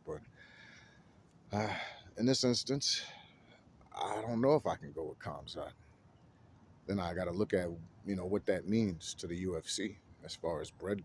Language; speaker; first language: English; native; English